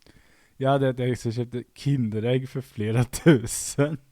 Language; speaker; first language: Swedish; native; Swedish